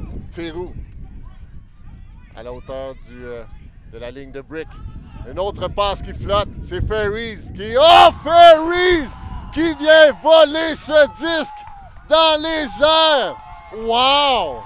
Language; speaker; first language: French; native; French